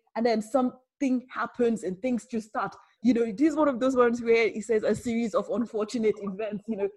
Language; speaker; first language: English; non-native, local second language; Yoruba